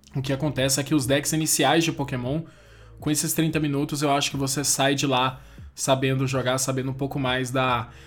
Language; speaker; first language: Portuguese; native; Portuguese